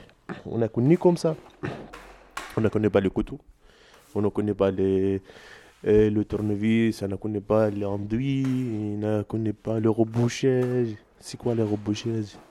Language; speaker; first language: French; non-native, learner; Arabic